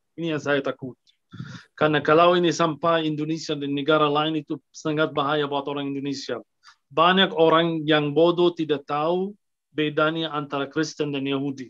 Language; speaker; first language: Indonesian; non-native, fluent; Arabic